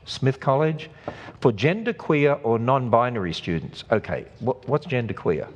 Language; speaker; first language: English; native; English